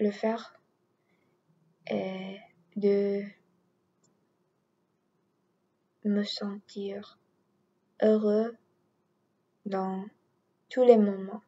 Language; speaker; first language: French; non-native, learner; English